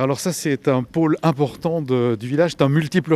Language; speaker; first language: French; native; French